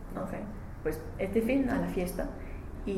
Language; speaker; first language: Spanish; non-native, learner; English